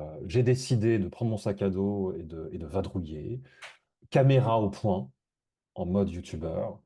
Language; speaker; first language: French; native; French